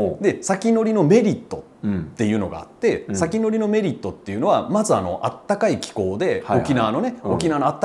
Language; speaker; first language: Japanese; native; Japanese